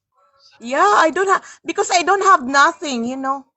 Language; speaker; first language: English; non-native, learner; Filipino